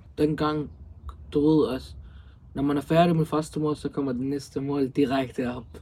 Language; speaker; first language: Danish; early bilingual, other home language; Arabic